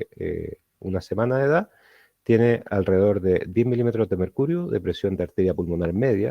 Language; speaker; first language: Spanish; native; Spanish